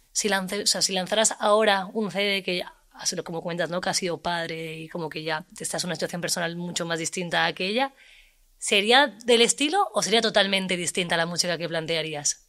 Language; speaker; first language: Spanish; native; Spanish